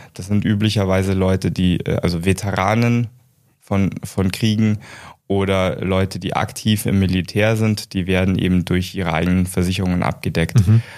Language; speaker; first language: German; native; German